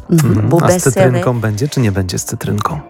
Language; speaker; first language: Polish; native; Polish